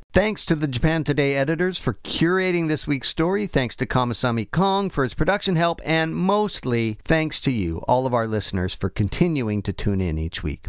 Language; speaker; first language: English; native; English